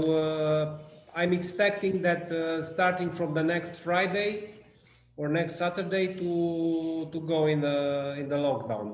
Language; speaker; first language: English; non-native, learner; Romanian